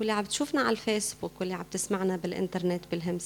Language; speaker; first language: Swedish; non-native, fluent; Arabic